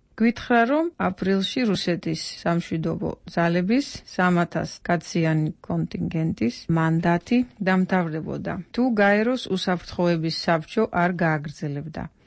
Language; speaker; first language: Georgian; non-native, fluent; Dutch